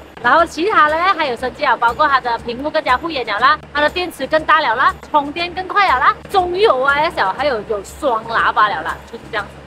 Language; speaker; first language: Chinese; native; Chinese